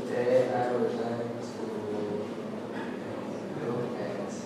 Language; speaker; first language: English; non-native, learner; Chinese